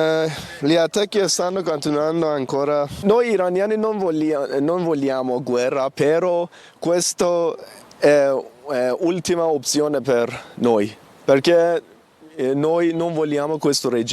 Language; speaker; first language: Italian; non-native, learner; Persian